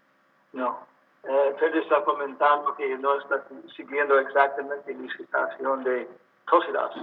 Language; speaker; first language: Spanish; non-native, learner; English